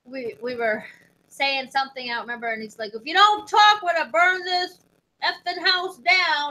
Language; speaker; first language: English; native; English